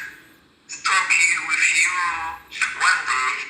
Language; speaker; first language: English; non-native, learner; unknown